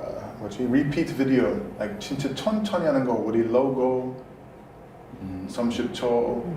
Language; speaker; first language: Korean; non-native, learner; English